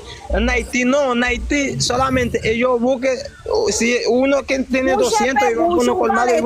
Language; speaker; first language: Spanish; non-native, learner; Haitian Creole